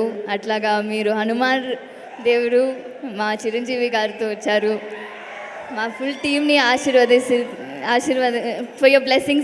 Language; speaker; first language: Telugu; non-native, local second language; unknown